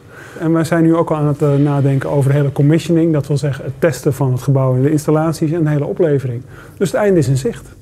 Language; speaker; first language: Dutch; native; Dutch